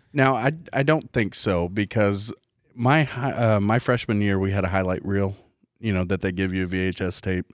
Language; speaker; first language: English; native; English